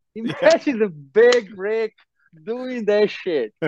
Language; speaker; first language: English; non-native, fluent; Italian